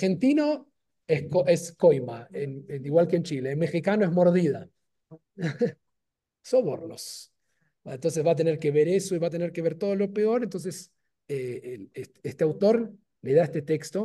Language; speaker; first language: Spanish; native; Spanish